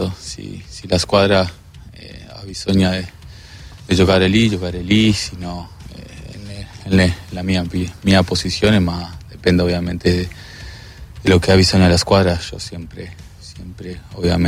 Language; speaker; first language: Italian; non-native, fluent; Spanish